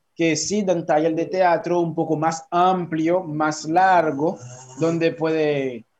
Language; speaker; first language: Spanish; non-native, fluent; Haitian Creole